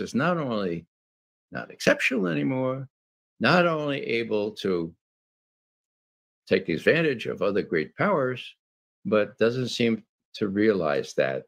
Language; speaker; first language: English; native; English